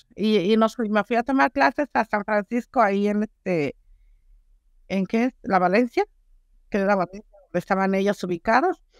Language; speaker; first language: Spanish; native; Spanish